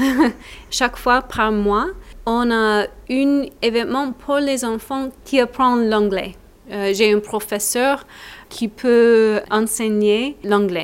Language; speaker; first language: French; non-native, learner; English